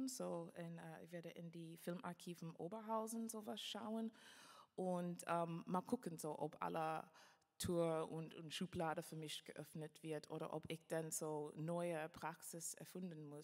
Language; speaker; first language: German; non-native, fluent; English